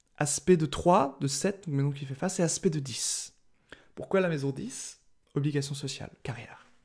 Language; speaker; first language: French; native; French